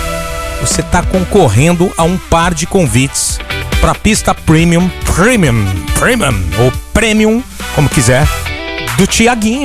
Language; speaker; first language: Portuguese; native; Portuguese